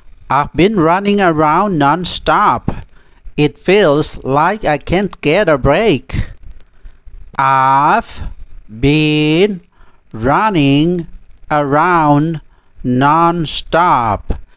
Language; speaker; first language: English; non-native, fluent; Indonesian